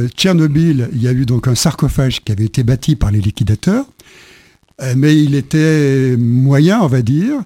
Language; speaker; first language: French; native; French